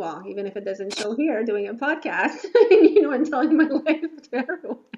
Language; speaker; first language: English; native; English